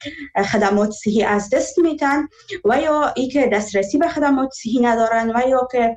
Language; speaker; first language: Persian; native; Persian